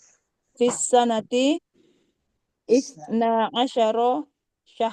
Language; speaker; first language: Arabic; non-native, learner; Indonesian